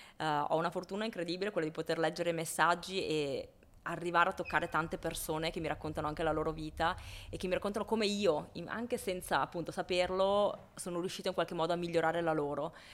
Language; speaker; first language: Italian; native; Italian